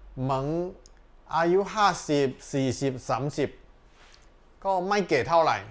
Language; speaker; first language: Thai; non-native, learner; Chinese